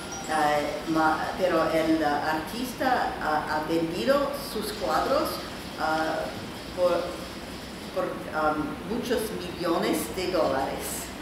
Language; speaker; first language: Spanish; non-native, learner; English